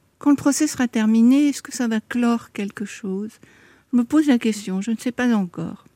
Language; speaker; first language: French; native; French